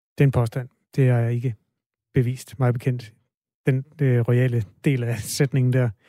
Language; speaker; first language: Danish; native; Danish